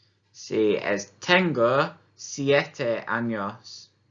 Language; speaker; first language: Spanish; non-native, fluent; English